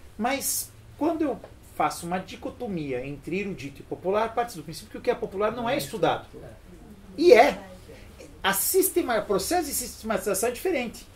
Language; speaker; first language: Portuguese; early bilingual, other home language; French